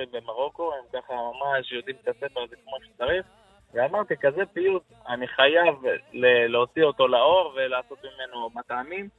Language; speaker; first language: Hebrew; native; Hebrew